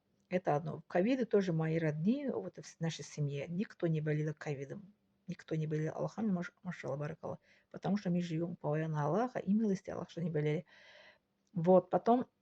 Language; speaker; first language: Russian; non-native, local second language; Tajik